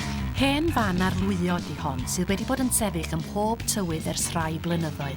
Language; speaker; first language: Welsh; native; Welsh